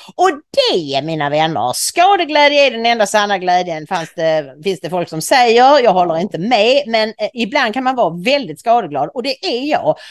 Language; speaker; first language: Swedish; native; Swedish